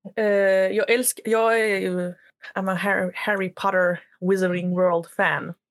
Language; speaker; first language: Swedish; early bilingual, other home language; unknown